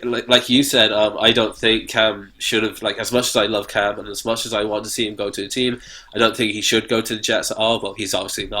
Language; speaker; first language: English; native; English